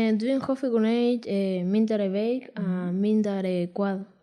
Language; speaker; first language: Welsh; non-native, learner; Spanish